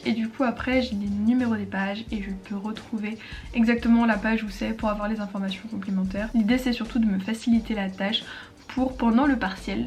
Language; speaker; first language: French; native; French